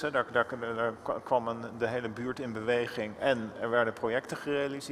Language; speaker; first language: Dutch; native; Dutch